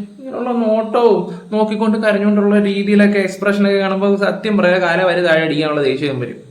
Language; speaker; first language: Malayalam; native; Malayalam